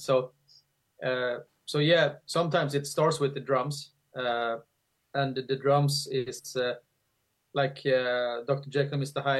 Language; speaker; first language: English; non-native, fluent; Swedish